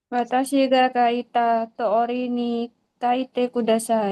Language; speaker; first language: Japanese; non-native, learner; Indonesian